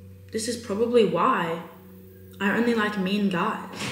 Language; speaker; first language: English; native; English